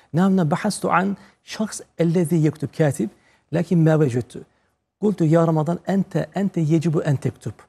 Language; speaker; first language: Arabic; non-native, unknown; Turkish